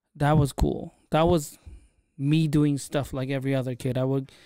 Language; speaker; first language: English; native; English